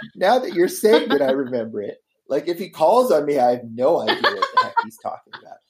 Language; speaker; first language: English; native; English